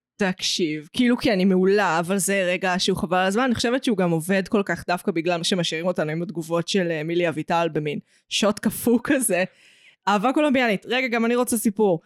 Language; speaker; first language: Hebrew; native; Hebrew